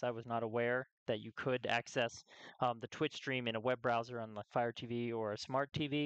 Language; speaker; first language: English; native; English